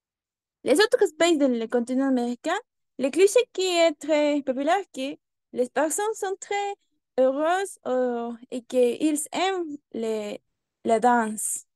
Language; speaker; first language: French; non-native, learner; Spanish